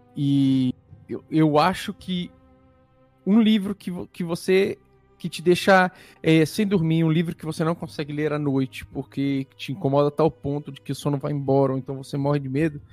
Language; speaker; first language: Portuguese; early bilingual, other home language; Italian